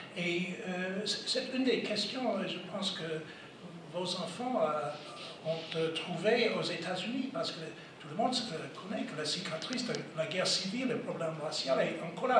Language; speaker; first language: French; non-native, fluent; English